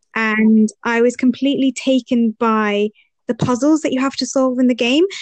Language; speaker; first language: English; early bilingual, other home language; Arabic